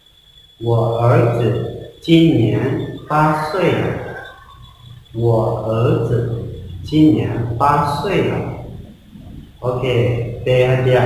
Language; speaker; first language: Chinese; non-native, fluent; Hmong